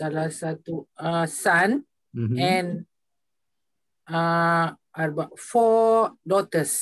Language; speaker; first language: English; non-native, learner; Malay